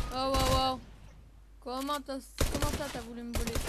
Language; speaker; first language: French; native; French